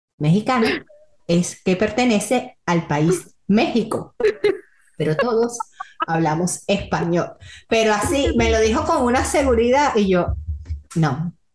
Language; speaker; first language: Spanish; native; Spanish